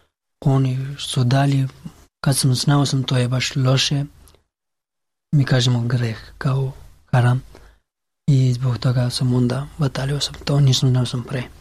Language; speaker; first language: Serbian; non-native, learner; Pashto